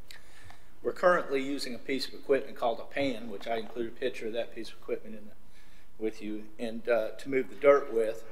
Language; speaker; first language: English; native; English